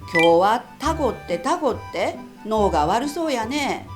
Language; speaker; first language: Japanese; native; Japanese